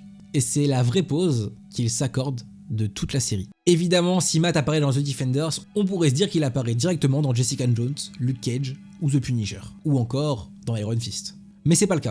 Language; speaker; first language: French; native; French